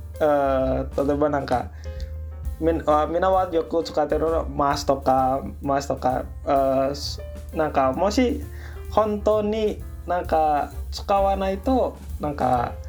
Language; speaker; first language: Japanese; non-native, learner; Indonesian